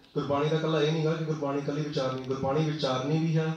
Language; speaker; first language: Punjabi; early bilingual, heritage; Punjabi